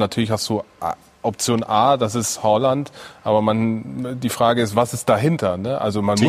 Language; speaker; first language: German; native; German